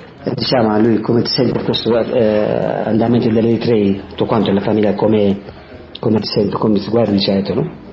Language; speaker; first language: Italian; non-native, learner; Tigrinya